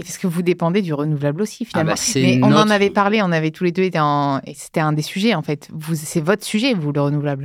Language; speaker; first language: French; native; French